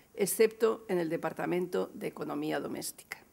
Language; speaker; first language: Spanish; native; Spanish